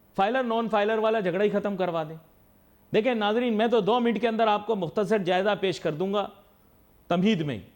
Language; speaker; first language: Urdu; native; Urdu